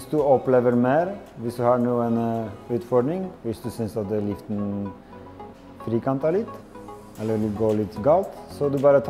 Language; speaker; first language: Norwegian; non-native, fluent; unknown